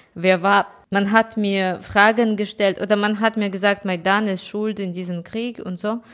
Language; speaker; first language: German; non-native, fluent; Russian